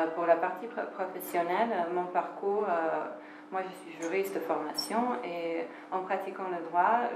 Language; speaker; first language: French; non-native, fluent; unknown